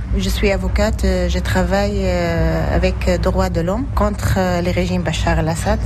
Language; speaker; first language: French; non-native, learner; Arabic